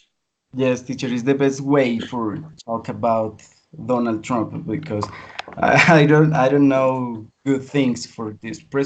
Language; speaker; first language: English; non-native, learner; Spanish